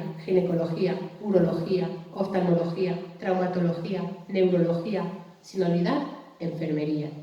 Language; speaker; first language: Spanish; native; Spanish